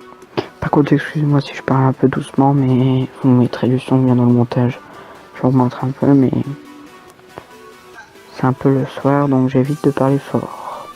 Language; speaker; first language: French; native; French